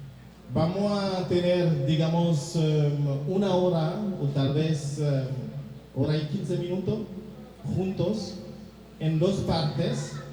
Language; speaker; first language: Spanish; non-native, fluent; Haitian Creole